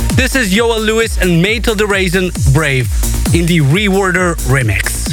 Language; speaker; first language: English; non-native, fluent; Romanian